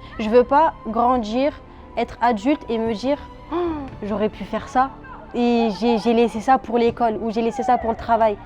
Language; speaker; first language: French; early bilingual, other home language; Arabic